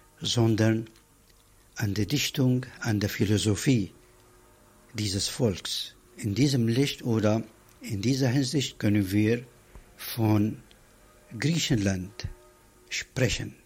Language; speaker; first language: German; non-native, fluent; Arabic